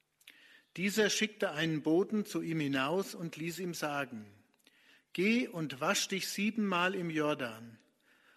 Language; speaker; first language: German; native; German